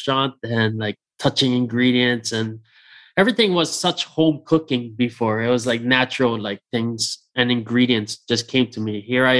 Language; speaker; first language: English; native; English